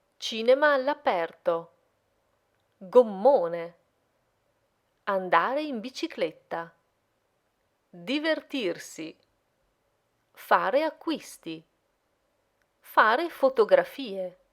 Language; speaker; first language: Italian; native; Italian